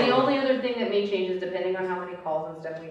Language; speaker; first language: English; native; English